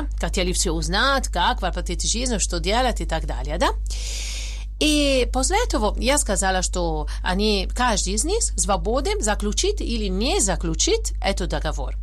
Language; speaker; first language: Russian; non-native, fluent; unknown